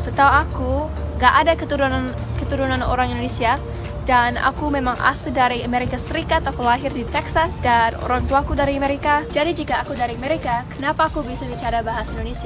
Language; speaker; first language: Indonesian; early bilingual, other home language; English